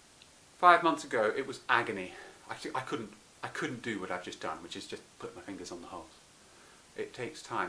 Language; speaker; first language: English; native; English